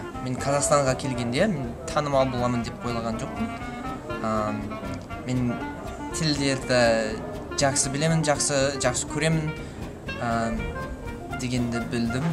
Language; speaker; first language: Kazakh; non-native, learner; English